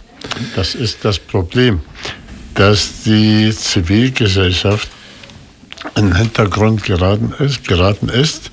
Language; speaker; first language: German; non-native, fluent; Arabic